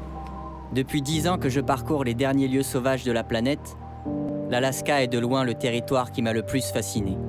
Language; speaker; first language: French; native; French